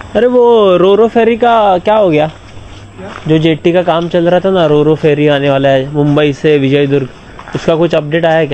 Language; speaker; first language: Hindi; non-native, local second language; Marathi